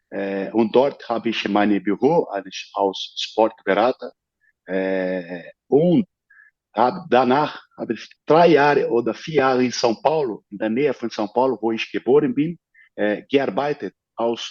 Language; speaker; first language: German; non-native, fluent; Portuguese